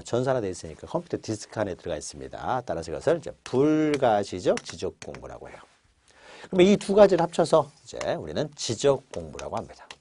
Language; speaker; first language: Korean; native; Korean